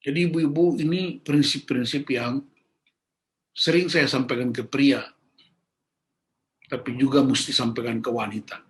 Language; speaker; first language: Indonesian; native; Indonesian